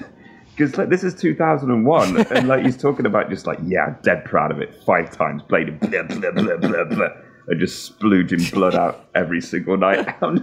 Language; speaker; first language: English; native; English